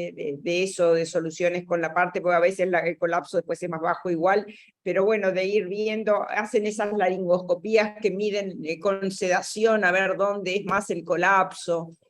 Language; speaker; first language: Spanish; native; Spanish